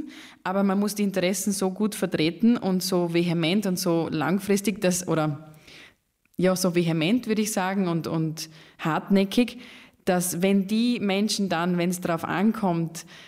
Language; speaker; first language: German; native; German